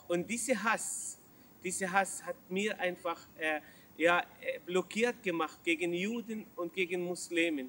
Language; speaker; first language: German; non-native, learner; Arabic